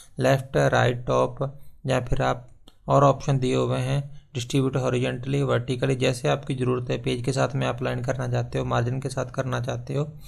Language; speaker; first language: Hindi; non-native, local second language; Punjabi